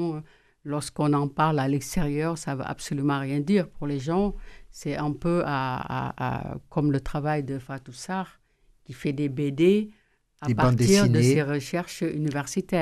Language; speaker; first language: French; non-native, local second language; Wolof